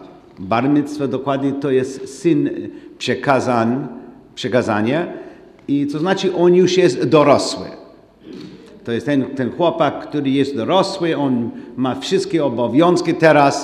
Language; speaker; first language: Polish; non-native, learner; English